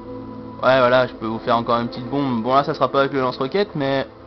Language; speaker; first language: French; native; French